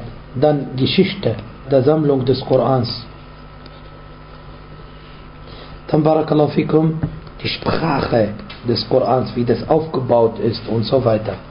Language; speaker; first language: German; non-native, fluent; Arabic